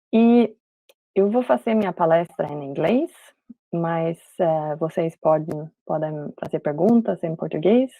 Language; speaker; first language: Portuguese; non-native, fluent; Swedish